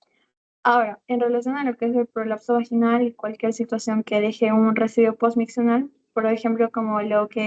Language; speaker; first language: Spanish; native; Spanish